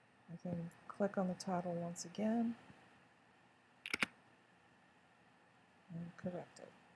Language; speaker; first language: English; native; English